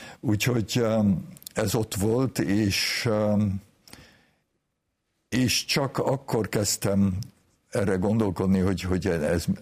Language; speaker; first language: Hungarian; early bilingual, heritage; Hungarian